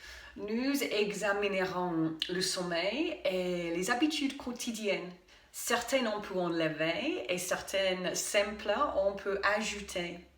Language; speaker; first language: French; non-native, fluent; English